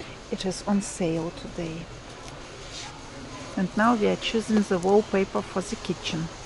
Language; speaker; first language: English; non-native, fluent; Russian